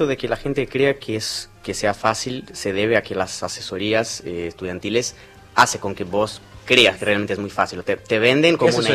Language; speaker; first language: Spanish; non-native, fluent; Portuguese